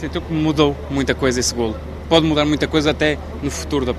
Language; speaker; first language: Portuguese; native; Portuguese